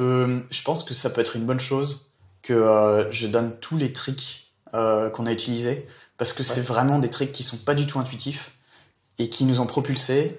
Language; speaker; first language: French; native; French